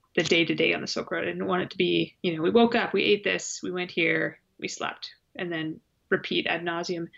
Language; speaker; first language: English; native; English